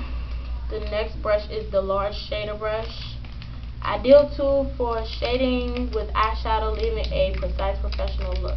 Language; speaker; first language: English; native; English